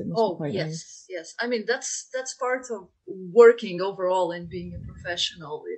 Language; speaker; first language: English; non-native, fluent; Portuguese